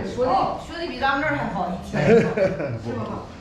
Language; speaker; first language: Chinese; native; Chinese